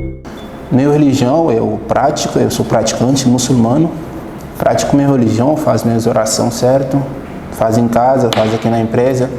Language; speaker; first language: Portuguese; non-native, fluent; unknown